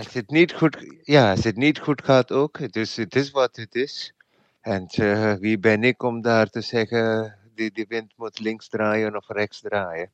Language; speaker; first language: Dutch; non-native, fluent; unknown